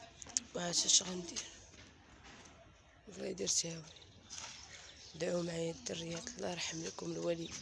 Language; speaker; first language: Arabic; native; Arabic